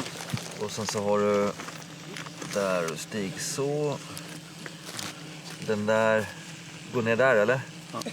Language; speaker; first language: Swedish; native; Swedish